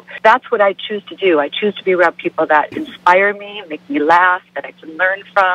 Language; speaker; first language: English; native; English